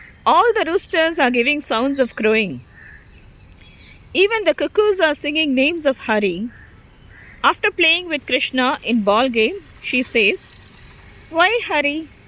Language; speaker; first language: English; non-native, local second language; Tamil